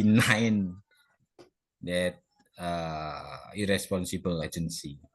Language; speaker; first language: English; non-native, learner; Indonesian